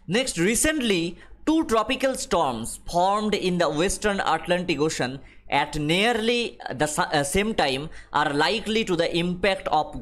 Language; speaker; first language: English; non-native, local second language; Bangla